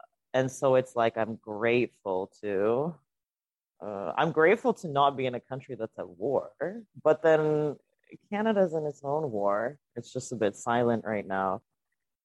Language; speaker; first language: English; non-native, fluent; Russian